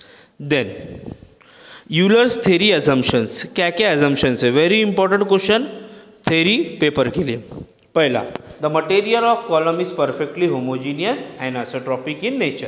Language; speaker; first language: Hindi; non-native, local second language; Marathi